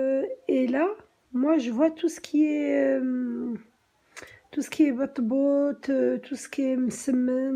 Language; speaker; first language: French; native; French